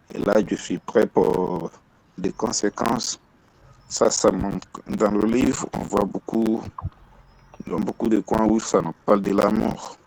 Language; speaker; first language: French; non-native, learner; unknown